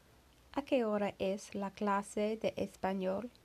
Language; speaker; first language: Spanish; non-native, learner; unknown